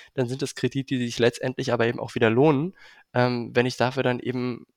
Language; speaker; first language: German; native; German